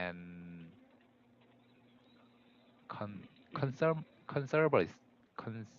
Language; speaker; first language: English; non-native, learner; Korean